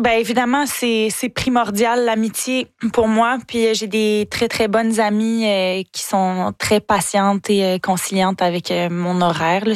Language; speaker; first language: French; native; French